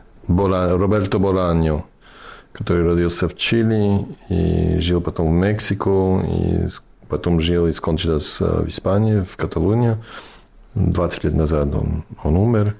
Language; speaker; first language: Russian; non-native, fluent; English